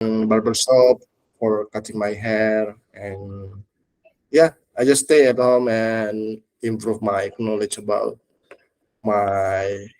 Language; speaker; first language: English; non-native, learner; Indonesian